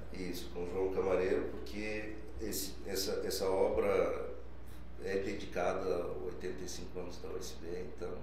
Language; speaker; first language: Portuguese; non-native, fluent; Bulgarian